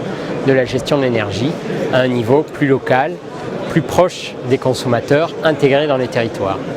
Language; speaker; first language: French; native; French